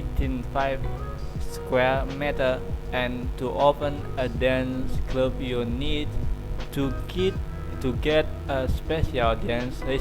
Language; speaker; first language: English; non-native, learner; Indonesian